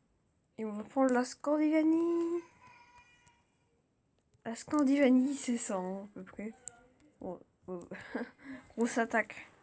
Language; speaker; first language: French; native; French